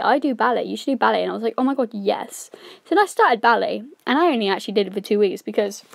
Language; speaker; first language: English; native; English